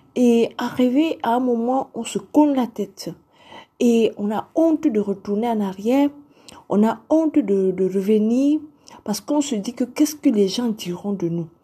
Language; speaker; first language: French; non-native, local second language; Lingala